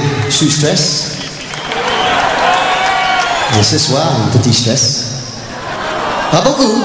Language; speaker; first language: French; non-native, learner; English